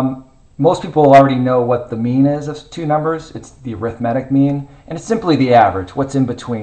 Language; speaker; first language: English; native; English